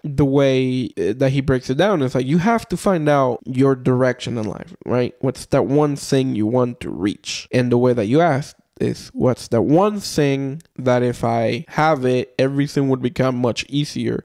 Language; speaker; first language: English; early bilingual, other home language; Spanish